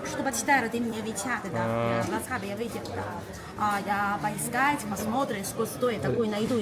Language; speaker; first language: Russian; non-native, learner; Chinese